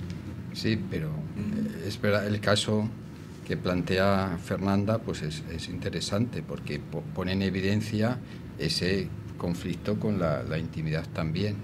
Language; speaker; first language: Spanish; native; Spanish